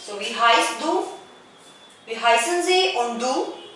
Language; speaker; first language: German; non-native, fluent; Hindi